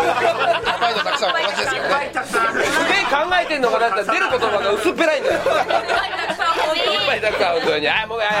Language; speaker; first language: Japanese; native; Japanese